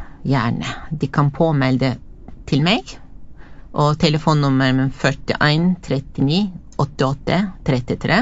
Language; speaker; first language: Norwegian; non-native, fluent; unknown